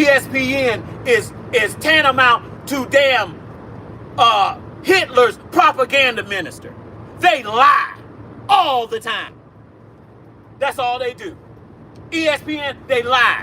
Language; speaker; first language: English; native; English